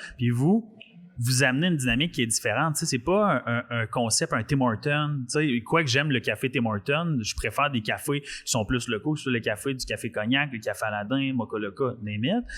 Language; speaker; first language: French; native; French